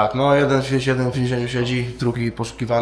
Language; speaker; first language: Polish; native; Polish